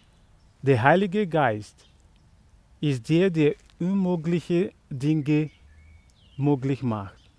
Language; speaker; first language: German; non-native, learner; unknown